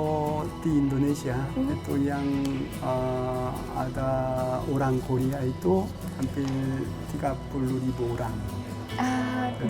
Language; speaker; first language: Indonesian; non-native, learner; Korean